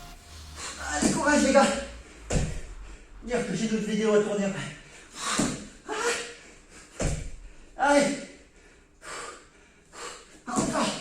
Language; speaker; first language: French; native; French